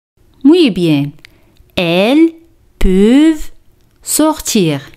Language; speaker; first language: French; non-native, fluent; Spanish